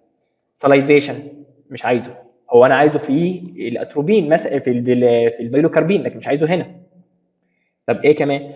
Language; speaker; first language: Arabic; native; Arabic